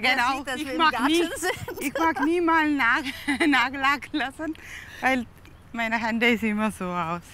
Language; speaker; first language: German; non-native, learner; Tamil